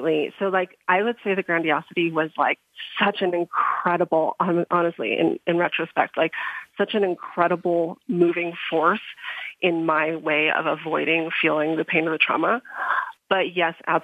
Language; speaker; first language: English; native; English